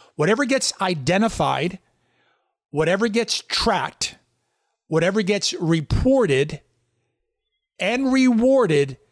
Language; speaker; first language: English; native; English